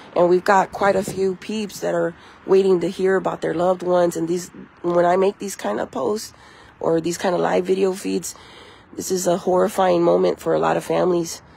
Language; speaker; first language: English; early bilingual, other home language; Spanish